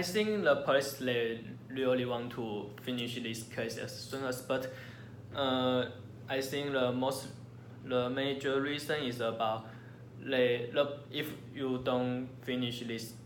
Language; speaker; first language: English; non-native, learner; Chinese